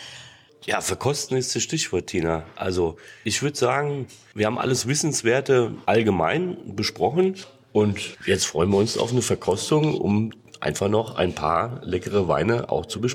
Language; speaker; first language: German; native; German